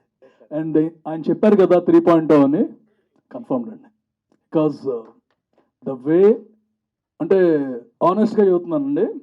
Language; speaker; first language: Telugu; native; Telugu